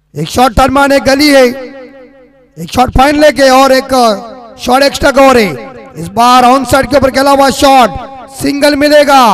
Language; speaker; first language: Hindi; non-native, local second language; Marathi